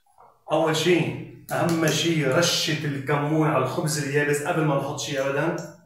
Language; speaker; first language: Arabic; native; Arabic